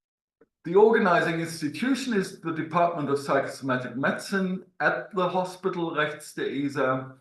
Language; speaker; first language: English; non-native, fluent; German